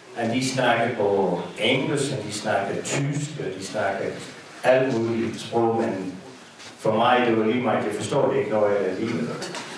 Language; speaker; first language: Danish; non-native, fluent; English